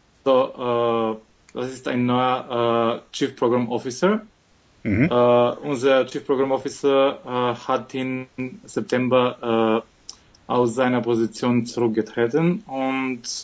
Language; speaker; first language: German; non-native, fluent; Macedonian